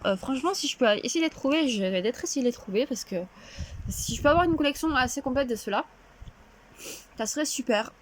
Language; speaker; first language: French; native; French